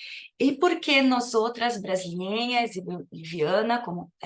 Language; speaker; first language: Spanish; non-native, fluent; Portuguese